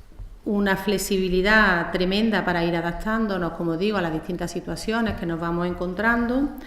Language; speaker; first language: Spanish; native; Spanish